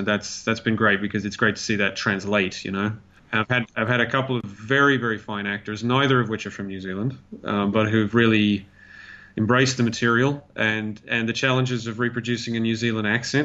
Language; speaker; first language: English; native; English